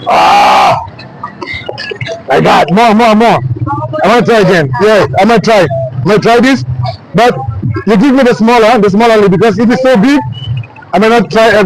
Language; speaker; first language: English; non-native, fluent; French